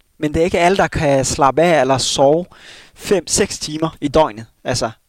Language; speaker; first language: Danish; early bilingual, other home language; Somali